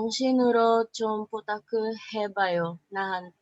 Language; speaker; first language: Korean; non-native, learner; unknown